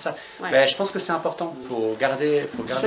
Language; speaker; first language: French; native; French